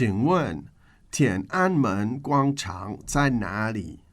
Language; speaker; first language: Chinese; non-native, learner; English